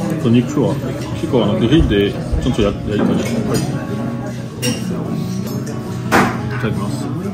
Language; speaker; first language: Japanese; non-native, learner; French